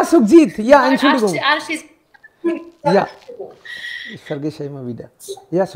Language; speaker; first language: German; non-native, fluent; Hindi